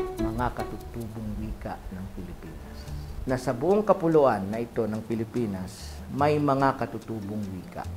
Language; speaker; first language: Filipino; native; Filipino